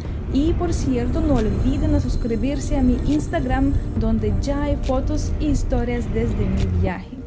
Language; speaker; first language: Spanish; non-native, fluent; Russian